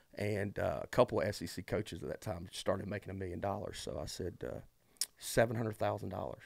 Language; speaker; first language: English; native; English